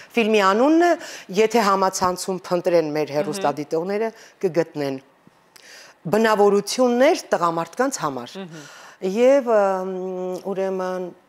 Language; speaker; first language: Armenian; native; Armenian